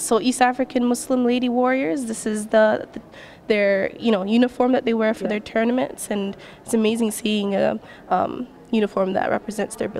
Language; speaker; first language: English; early bilingual, other home language; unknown